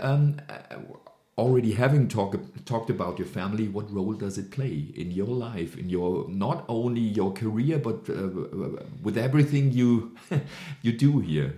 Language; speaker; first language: English; non-native, fluent; German